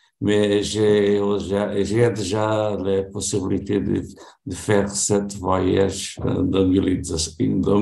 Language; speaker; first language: French; non-native, learner; Portuguese